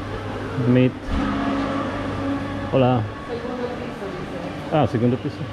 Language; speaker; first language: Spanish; non-native, learner; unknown